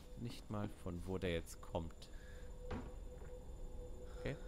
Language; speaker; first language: German; native; German